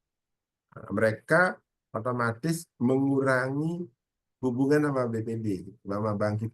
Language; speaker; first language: Indonesian; native; Indonesian